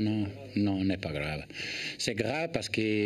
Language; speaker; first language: French; non-native, learner; Italian